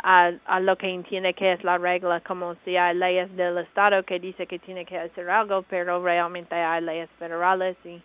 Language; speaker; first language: Spanish; non-native, learner; English